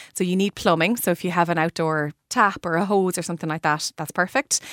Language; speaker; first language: English; native; English